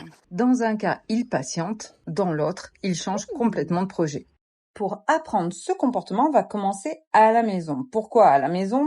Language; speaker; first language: French; native; French